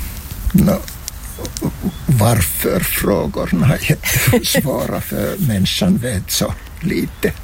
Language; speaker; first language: Swedish; non-native, local second language; Finnish